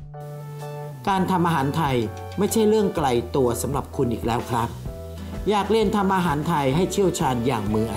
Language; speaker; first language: Thai; native; Thai